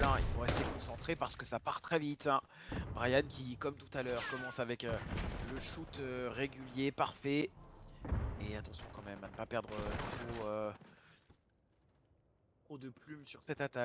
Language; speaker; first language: French; native; French